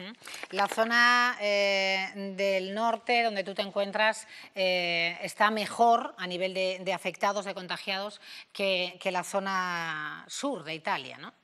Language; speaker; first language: Spanish; native; Spanish